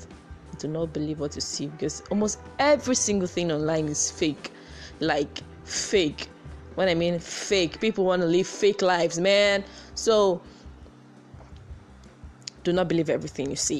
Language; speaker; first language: English; non-native, local second language; Igbo